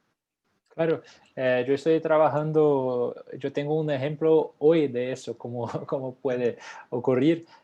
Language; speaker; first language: Spanish; non-native, fluent; Portuguese